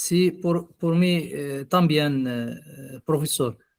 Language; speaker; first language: Spanish; non-native, learner; Arabic